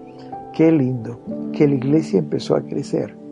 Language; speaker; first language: Spanish; native; Spanish